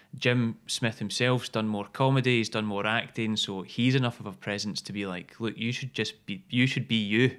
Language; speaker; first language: English; native; English